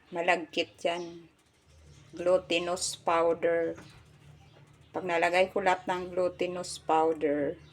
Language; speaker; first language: Filipino; non-native, local second language; Bikol